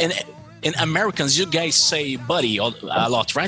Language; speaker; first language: English; non-native, fluent; Portuguese